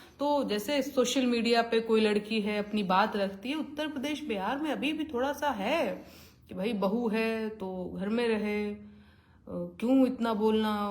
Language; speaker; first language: Hindi; native; Hindi